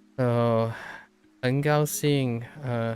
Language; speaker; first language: Chinese; non-native, learner; English